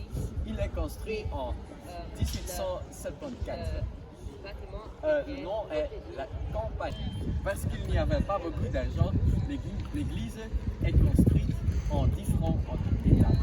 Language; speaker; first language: French; non-native, learner; Dutch